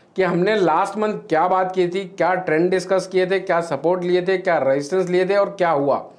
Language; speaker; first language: Hindi; native; Hindi